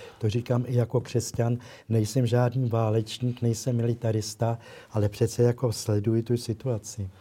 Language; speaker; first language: Czech; native; Czech